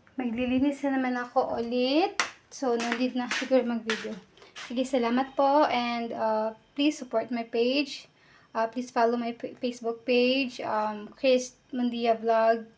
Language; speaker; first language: Filipino; non-native, local second language; Cebuano